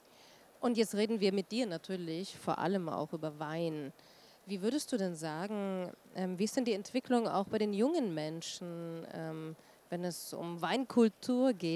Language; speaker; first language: German; native; German